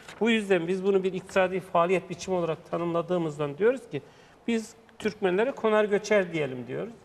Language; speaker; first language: Turkish; native; Turkish